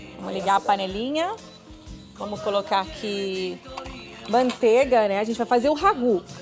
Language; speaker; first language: Portuguese; native; Portuguese